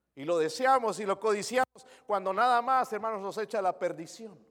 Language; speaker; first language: Spanish; native; Spanish